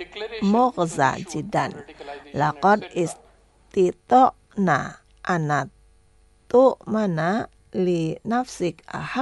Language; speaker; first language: Arabic; non-native, fluent; Indonesian